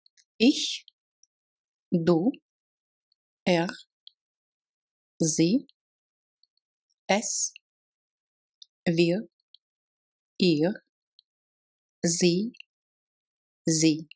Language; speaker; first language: German; non-native, fluent; Russian